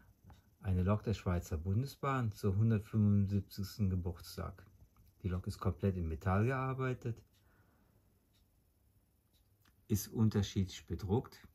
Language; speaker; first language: German; native; German